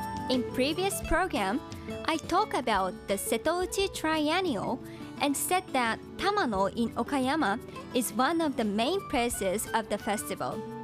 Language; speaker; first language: English; non-native, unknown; Japanese